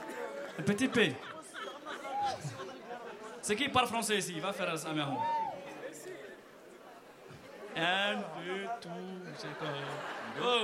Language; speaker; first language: French; non-native, learner; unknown